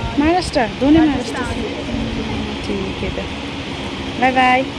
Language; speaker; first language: Hindi; non-native, learner; Nepali